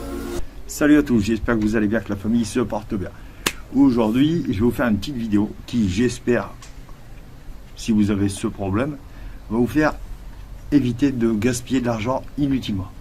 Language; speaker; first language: French; native; French